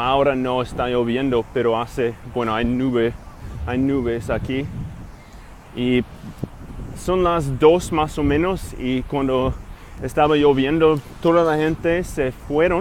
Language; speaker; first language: Spanish; non-native, fluent; English